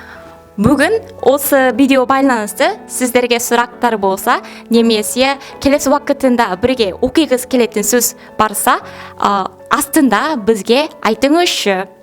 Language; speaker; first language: Kazakh; non-native, learner; Korean